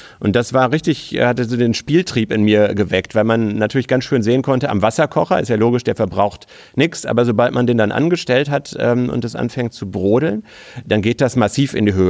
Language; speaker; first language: German; native; German